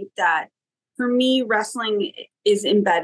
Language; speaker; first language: English; native; English